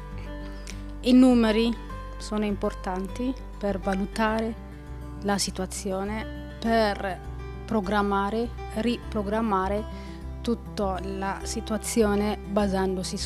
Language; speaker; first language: Italian; non-native, fluent; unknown